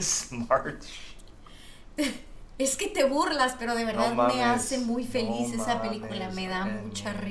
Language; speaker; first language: Spanish; native; Spanish